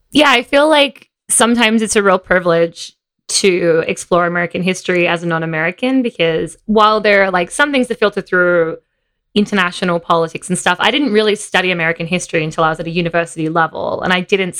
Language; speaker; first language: English; native; English